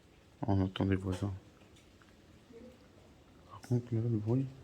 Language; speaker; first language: French; native; French